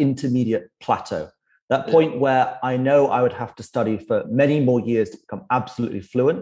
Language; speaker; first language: English; native; English